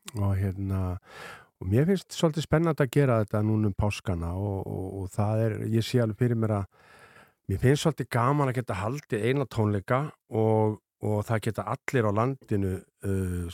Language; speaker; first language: Icelandic; native; Icelandic